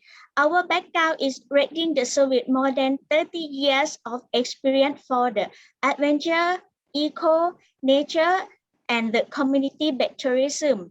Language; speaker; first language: English; non-native, learner; Thai